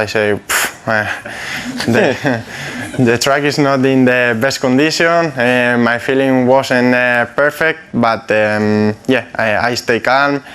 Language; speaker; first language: English; non-native, fluent; Spanish